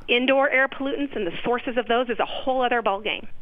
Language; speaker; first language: English; native; English